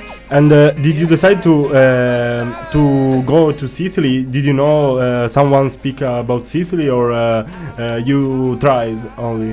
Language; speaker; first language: English; non-native, learner; Italian